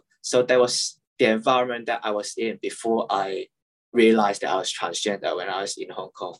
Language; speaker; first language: English; non-native, local second language; Cantonese